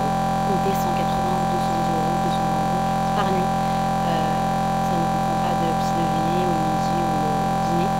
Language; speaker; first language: French; native; French